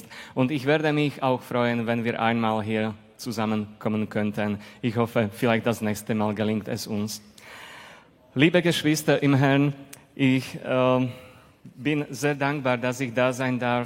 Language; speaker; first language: German; non-native, fluent; Slovak